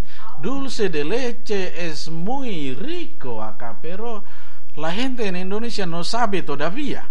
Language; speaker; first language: Spanish; non-native, learner; Indonesian